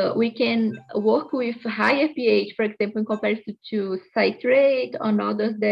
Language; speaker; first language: English; non-native, fluent; Portuguese